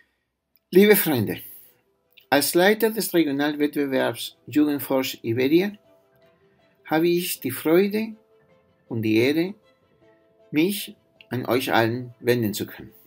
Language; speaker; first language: German; non-native, fluent; Spanish